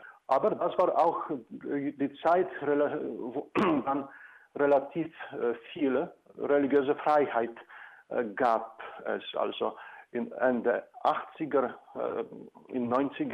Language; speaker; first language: German; non-native, fluent; Polish